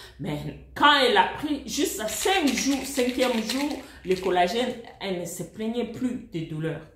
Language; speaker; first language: French; non-native, local second language; Swahili